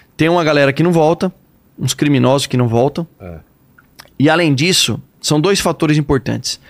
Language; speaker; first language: Portuguese; native; Portuguese